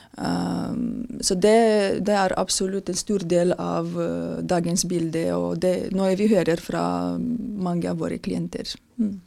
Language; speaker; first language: Norwegian; non-native, fluent; Romanian